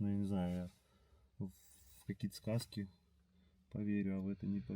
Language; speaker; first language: Russian; native; Russian